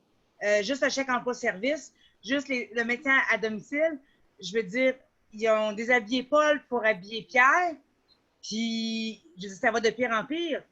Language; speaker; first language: French; native; French